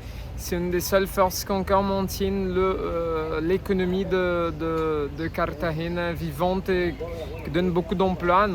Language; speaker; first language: French; non-native, fluent; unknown